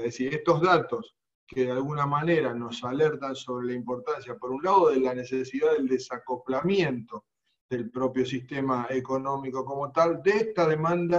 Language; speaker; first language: Spanish; native; Spanish